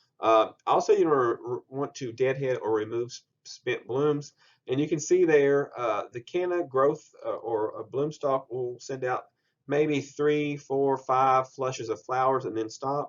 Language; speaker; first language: English; native; English